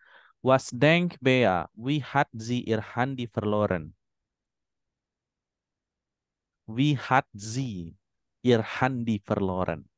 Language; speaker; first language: German; non-native, fluent; Indonesian